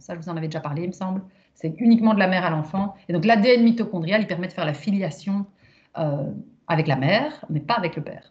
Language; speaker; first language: French; native; French